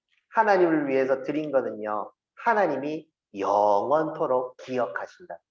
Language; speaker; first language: Korean; native; Korean